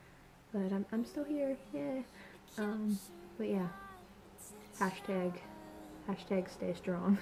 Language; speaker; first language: English; native; English